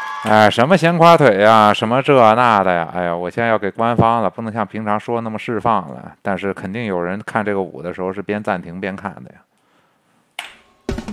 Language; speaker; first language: Chinese; native; Chinese